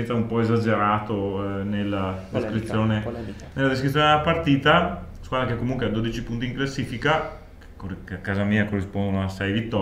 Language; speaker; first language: Italian; native; Italian